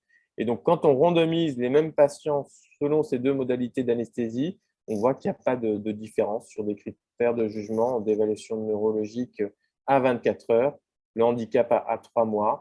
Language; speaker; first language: French; native; French